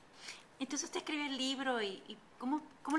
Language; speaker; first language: Spanish; native; Spanish